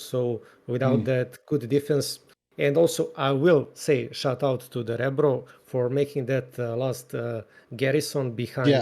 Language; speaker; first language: English; non-native, fluent; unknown